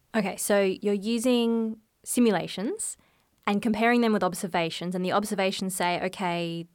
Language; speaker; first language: English; native; English